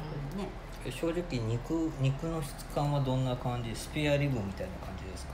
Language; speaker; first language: Japanese; native; Japanese